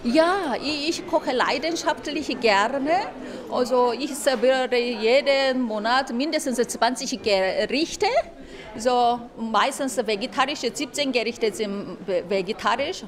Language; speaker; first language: German; non-native, fluent; Korean